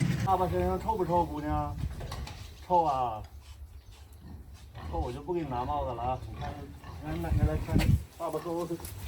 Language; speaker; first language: Chinese; native; Chinese